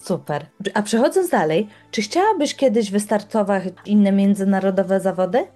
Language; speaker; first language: Polish; native; Polish